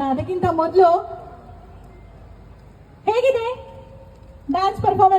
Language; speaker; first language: Kannada; native; Kannada